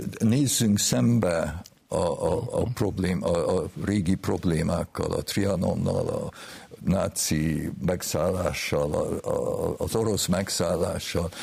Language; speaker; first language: Hungarian; early bilingual, heritage; Hungarian